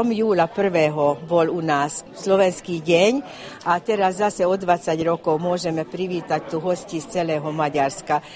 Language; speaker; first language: Slovak; non-native, local second language; Hungarian